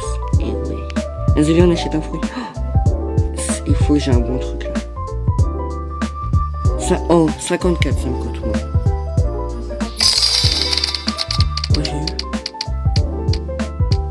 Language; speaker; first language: French; native; French